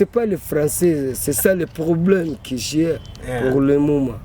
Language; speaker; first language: French; non-native, learner; Kinyarwanda